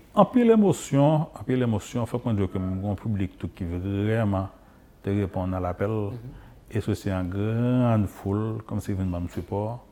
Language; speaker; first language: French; non-native, local second language; Haitian Creole